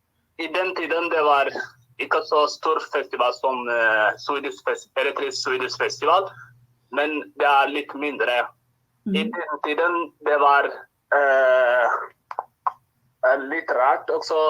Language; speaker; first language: Swedish; non-native, learner; Norwegian